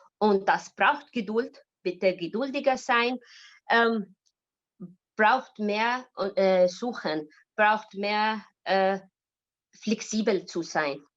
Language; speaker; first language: German; non-native, learner; Arabic